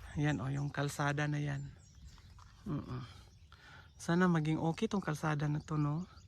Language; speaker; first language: Filipino; non-native, local second language; Cebuano